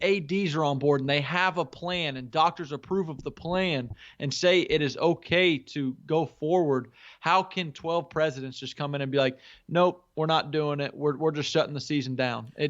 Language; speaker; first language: English; native; English